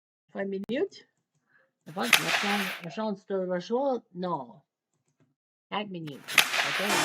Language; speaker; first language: French; non-native, learner; English